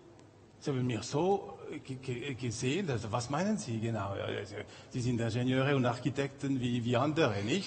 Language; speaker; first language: German; non-native, local second language; French